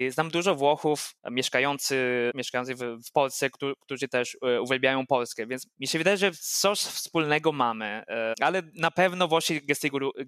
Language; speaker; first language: Polish; non-native, fluent; Italian